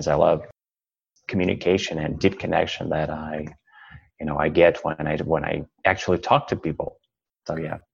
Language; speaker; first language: English; non-native, fluent; Russian